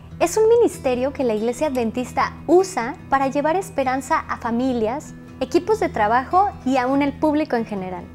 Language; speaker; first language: Spanish; native; Spanish